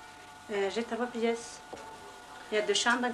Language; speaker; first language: French; non-native, learner; Kabyle